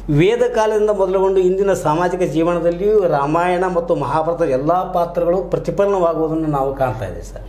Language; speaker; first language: Kannada; native; Kannada